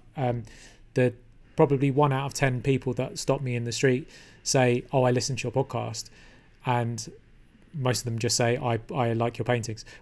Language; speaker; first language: English; native; English